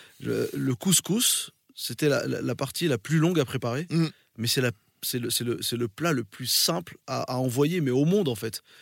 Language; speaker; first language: French; early bilingual, other home language; Arabic